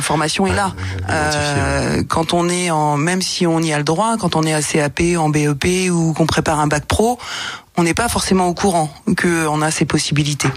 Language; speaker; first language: French; native; French